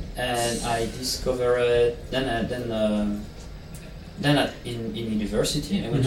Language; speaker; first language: English; non-native, fluent; Italian